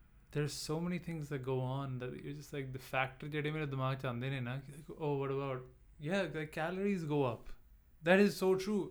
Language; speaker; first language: English; non-native, local second language; Punjabi